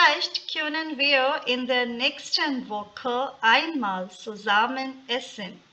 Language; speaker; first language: German; non-native, fluent; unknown